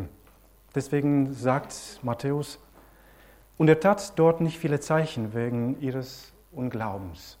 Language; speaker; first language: German; non-native, fluent; Romanian